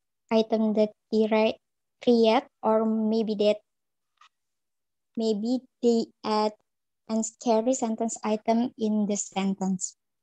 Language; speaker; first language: English; non-native, learner; Indonesian